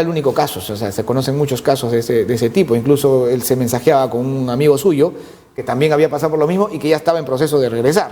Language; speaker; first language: Spanish; native; Spanish